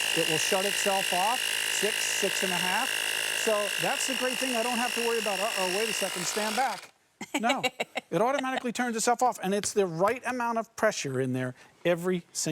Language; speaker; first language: English; native; English